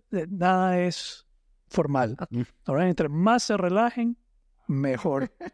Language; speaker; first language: Spanish; native; Spanish